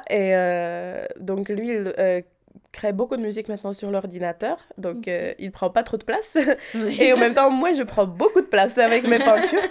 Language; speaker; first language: French; non-native, fluent; Czech